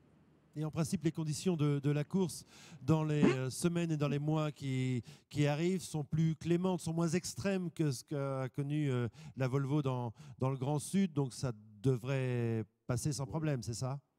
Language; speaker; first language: French; native; French